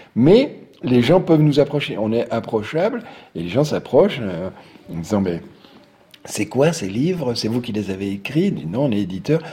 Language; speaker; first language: French; native; French